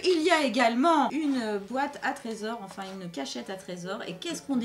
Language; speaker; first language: French; native; French